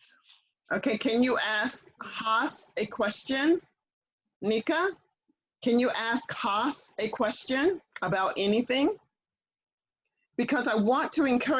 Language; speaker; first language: English; non-native, learner; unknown